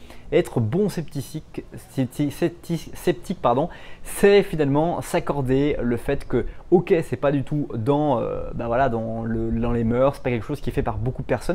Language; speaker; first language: French; native; French